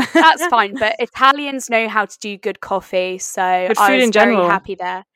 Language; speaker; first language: English; native; English